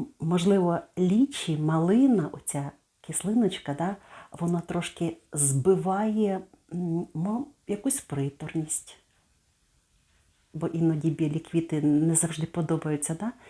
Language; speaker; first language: Ukrainian; native; Ukrainian